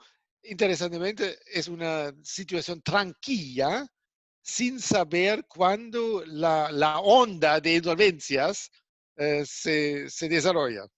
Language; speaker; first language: Spanish; non-native, fluent; German